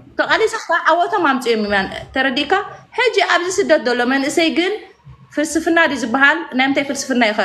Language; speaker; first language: Tigrinya; native; Tigrinya